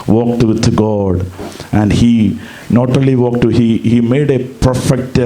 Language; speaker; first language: English; non-native, local second language; Malayalam